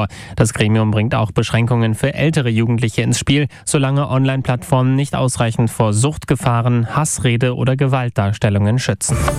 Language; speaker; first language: German; native; German